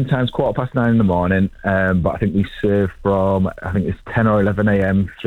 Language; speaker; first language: English; native; English